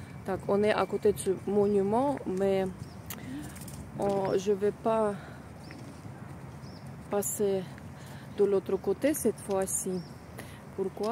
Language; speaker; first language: French; non-native, fluent; Russian